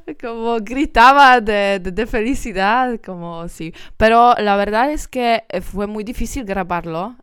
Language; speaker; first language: Spanish; non-native, learner; Polish